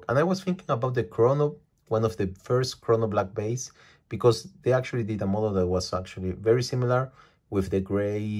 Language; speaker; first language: English; non-native, fluent; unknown